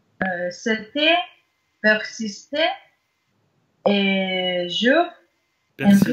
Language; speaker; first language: French; non-native, learner; Russian